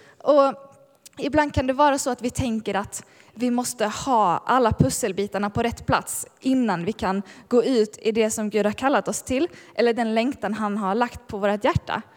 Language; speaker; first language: Swedish; native; Swedish